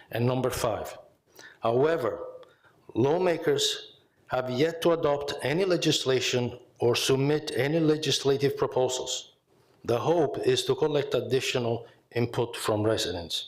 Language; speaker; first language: English; non-native, fluent; Italian